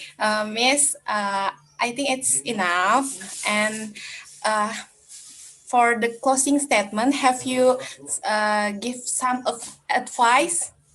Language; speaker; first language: English; non-native, learner; Indonesian